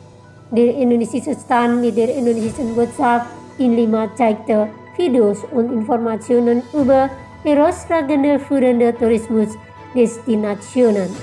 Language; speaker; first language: German; non-native, fluent; Indonesian